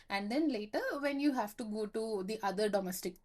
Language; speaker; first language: English; non-native, local second language; Malayalam